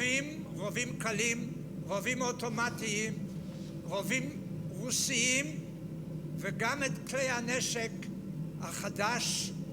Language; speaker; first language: Hebrew; non-native, fluent; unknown